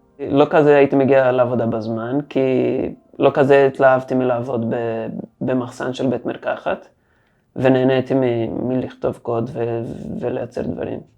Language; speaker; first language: Hebrew; non-native, fluent; Portuguese